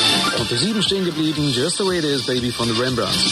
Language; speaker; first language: German; native; German